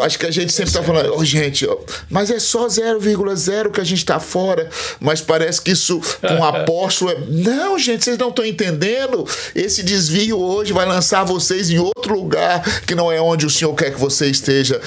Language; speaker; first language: Portuguese; native; Portuguese